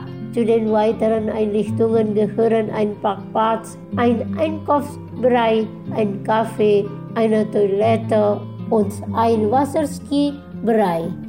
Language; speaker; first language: German; non-native, fluent; Indonesian